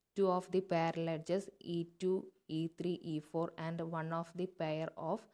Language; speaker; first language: English; non-native, local second language; Malayalam